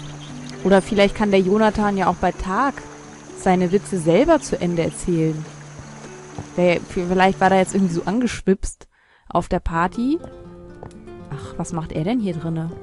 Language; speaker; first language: German; native; German